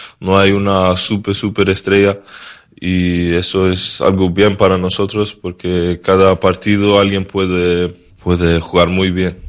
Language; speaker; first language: Spanish; non-native, fluent; Swedish